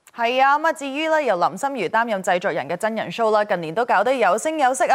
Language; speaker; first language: Chinese; native; Chinese